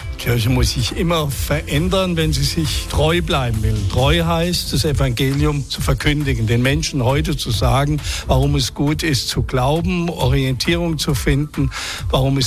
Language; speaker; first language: German; native; German